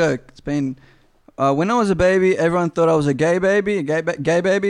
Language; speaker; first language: English; native; English